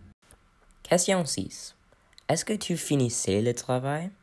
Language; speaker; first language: French; non-native, learner; English